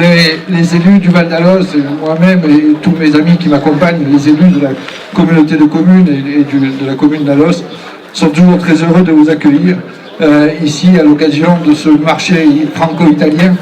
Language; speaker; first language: French; native; French